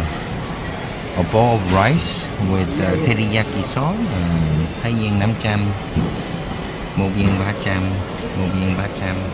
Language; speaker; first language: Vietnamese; non-native, learner; Korean